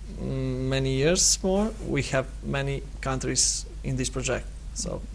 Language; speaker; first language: English; non-native, learner; Serbian